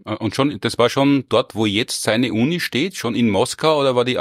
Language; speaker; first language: German; native; German